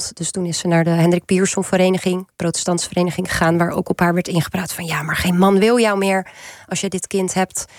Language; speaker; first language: Dutch; native; Dutch